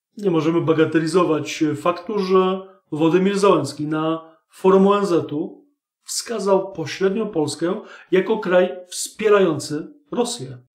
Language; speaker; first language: Polish; native; Polish